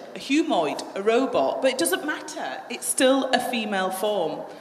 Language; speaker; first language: English; native; English